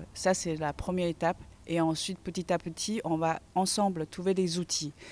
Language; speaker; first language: French; non-native, fluent; Chinese